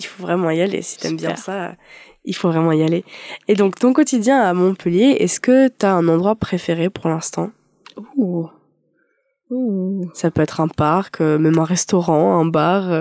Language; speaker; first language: French; native; French